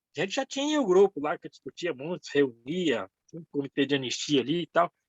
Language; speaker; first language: Portuguese; early bilingual, other home language; Japanese